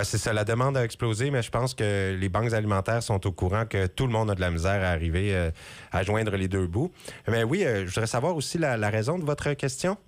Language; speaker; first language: French; native; French